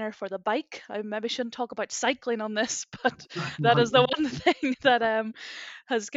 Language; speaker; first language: English; native; English